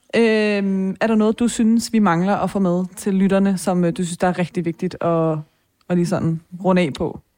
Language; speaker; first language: Danish; early bilingual, other home language; Persian